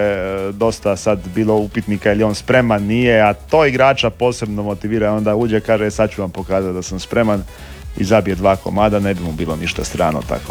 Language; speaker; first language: Serbian; native; Serbian